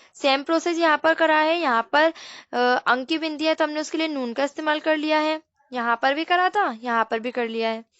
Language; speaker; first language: Hindi; native; Hindi